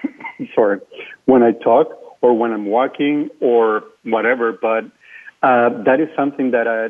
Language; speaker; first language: English; non-native, fluent; Spanish